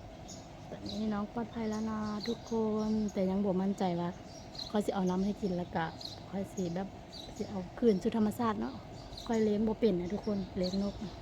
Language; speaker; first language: Thai; non-native, local second language; Lao